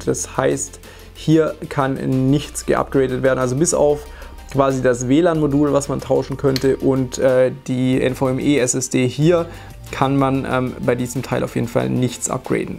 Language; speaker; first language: German; native; German